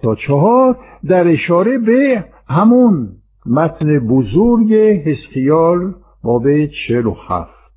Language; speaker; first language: Persian; non-native, fluent; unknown